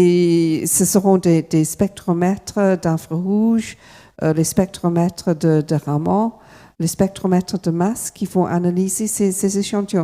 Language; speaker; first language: French; non-native, fluent; English